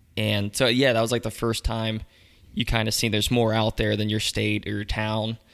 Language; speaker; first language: English; native; English